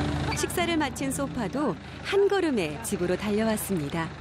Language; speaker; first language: Korean; native; Korean